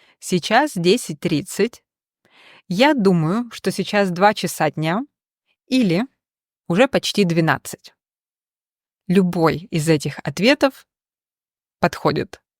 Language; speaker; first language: Russian; native; Russian